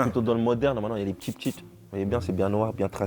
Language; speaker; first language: French; native; French